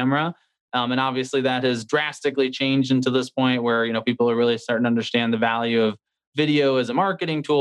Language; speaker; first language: English; native; English